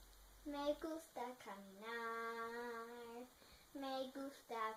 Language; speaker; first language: Spanish; non-native, learner; English